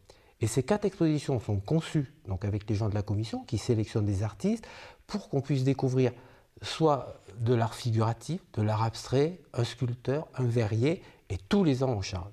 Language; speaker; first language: French; native; French